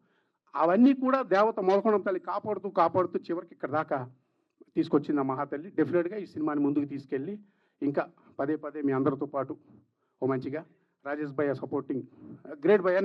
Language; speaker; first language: Telugu; native; Telugu